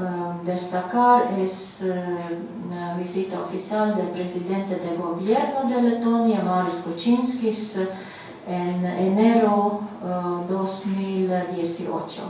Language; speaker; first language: Spanish; non-native, fluent; Latvian